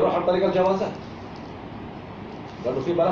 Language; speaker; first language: Arabic; native; Arabic